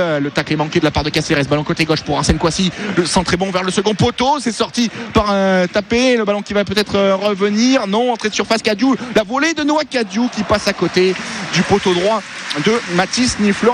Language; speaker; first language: French; native; French